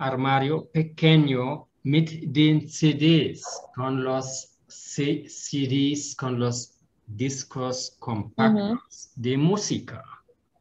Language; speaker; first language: Spanish; non-native, fluent; German